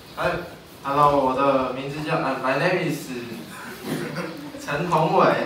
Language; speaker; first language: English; non-native, learner; Chinese